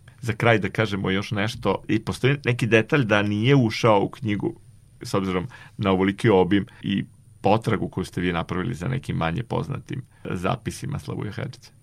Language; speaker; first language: Serbian; native; Serbian